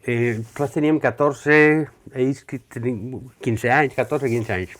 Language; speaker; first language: Catalan; native; Catalan